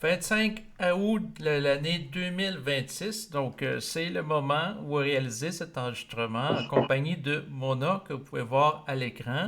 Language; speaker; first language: French; native; French